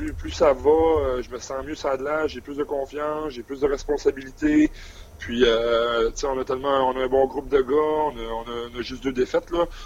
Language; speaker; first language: French; native; French